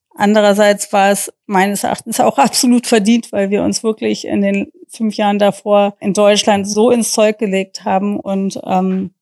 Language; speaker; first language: German; non-native, fluent; English